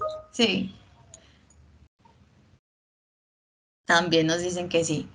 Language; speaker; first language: Spanish; native; Spanish